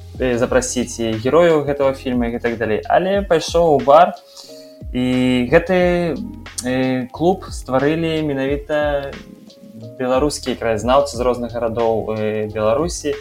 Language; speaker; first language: Belarusian; non-native, local second language; Russian